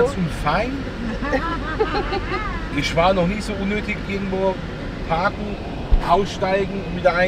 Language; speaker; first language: German; native; German